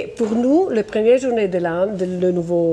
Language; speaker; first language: French; non-native, fluent; Italian